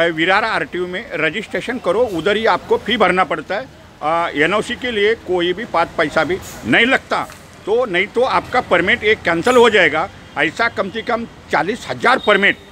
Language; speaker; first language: Hindi; non-native, local second language; Marathi